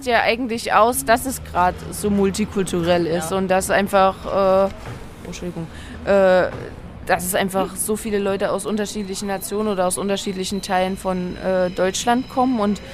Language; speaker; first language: German; native; German